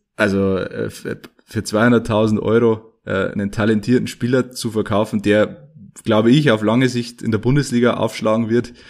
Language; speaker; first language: German; native; German